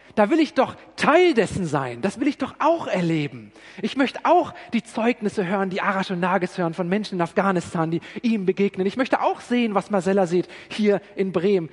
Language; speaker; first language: German; native; German